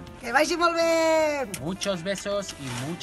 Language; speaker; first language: Spanish; native; Spanish